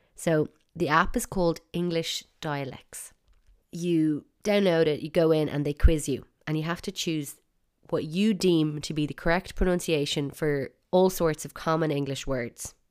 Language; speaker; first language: English; native; English